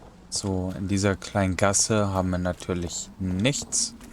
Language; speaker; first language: German; native; German